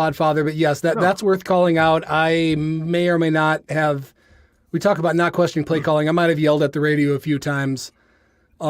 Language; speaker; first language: English; native; English